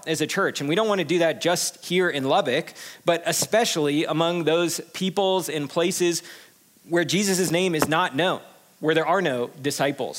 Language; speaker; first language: English; native; English